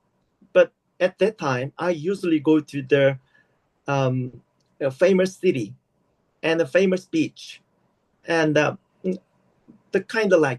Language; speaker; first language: English; non-native, learner; Korean